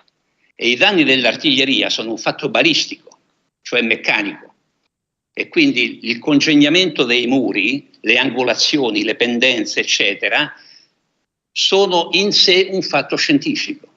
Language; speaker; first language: Italian; native; Italian